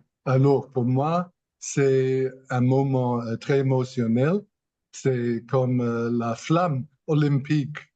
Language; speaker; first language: French; non-native, fluent; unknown